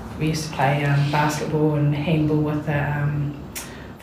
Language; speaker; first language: English; native; English